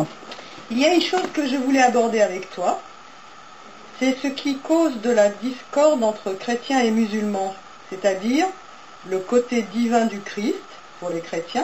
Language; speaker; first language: French; native; French